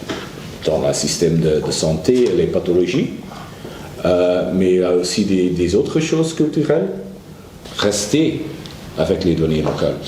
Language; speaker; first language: French; non-native, learner; Dutch